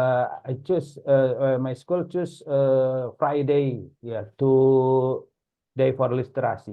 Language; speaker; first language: English; non-native, learner; Indonesian